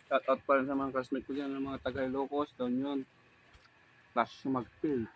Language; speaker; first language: Filipino; non-native, local second language; Iloko